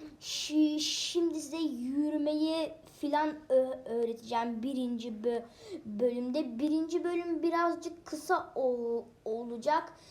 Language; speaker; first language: Turkish; native; Turkish